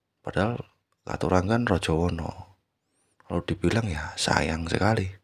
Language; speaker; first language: Indonesian; native; Indonesian